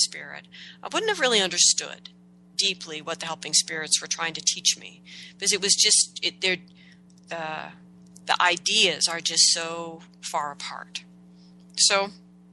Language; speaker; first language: English; native; English